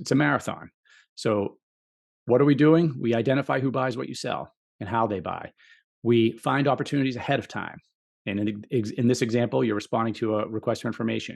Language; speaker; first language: English; native; English